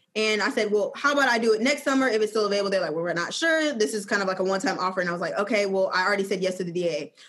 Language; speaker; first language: English; native; English